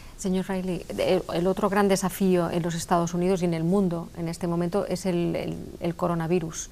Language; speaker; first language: Spanish; non-native, local second language; Catalan